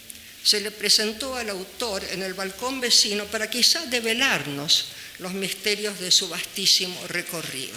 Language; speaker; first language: Spanish; native; Spanish